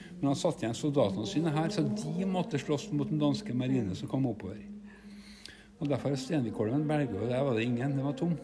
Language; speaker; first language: Norwegian; native; Norwegian